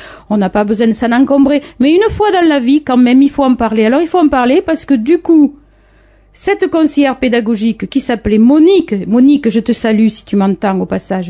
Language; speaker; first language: French; native; French